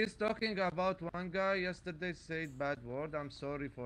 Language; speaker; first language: English; non-native, learner; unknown